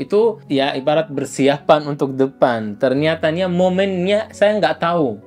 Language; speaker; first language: Indonesian; non-native, fluent; Arabic